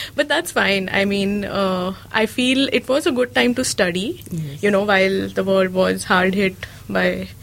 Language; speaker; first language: English; non-native, local second language; Marathi